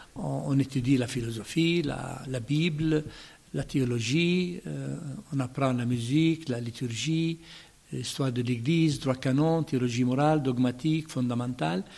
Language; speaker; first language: French; non-native, fluent; Arabic